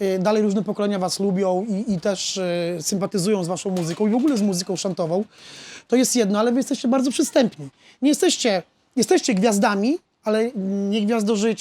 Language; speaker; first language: Polish; native; Polish